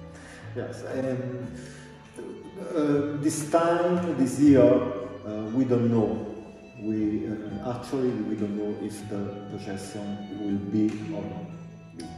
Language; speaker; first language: English; non-native, learner; Italian